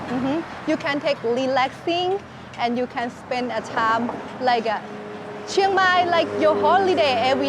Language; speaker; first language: English; non-native, learner; Thai